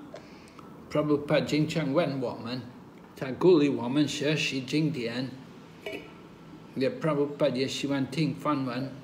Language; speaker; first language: Chinese; non-native, learner; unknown